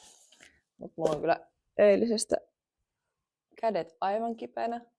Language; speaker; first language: Finnish; native; Finnish